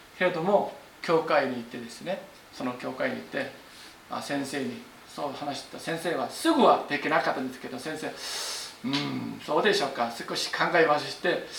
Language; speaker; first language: Japanese; non-native, fluent; Korean